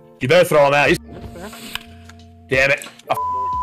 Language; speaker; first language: English; native; English